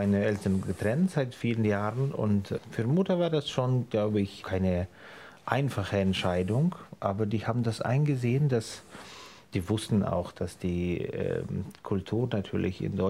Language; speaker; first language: German; non-native, fluent; Ukrainian